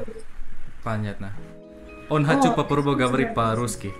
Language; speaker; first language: Russian; non-native, learner; Indonesian